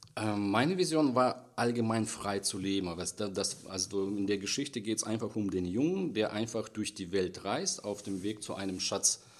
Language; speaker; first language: German; non-native, fluent; Russian